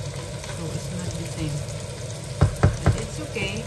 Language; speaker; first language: English; non-native, learner; Filipino